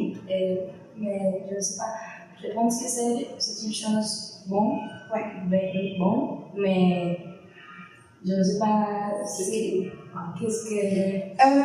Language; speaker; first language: French; non-native, learner; Spanish